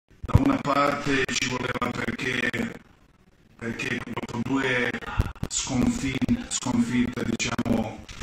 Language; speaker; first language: Italian; non-native, fluent; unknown